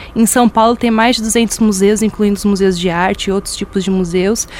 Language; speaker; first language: Portuguese; native; Portuguese